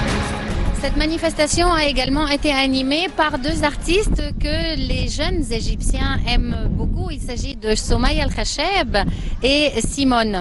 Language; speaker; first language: French; non-native, fluent; Arabic